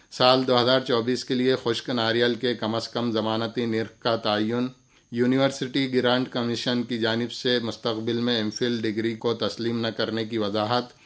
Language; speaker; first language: Urdu; native; Urdu